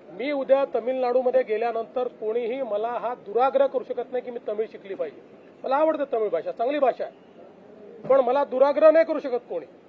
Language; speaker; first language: Marathi; native; Marathi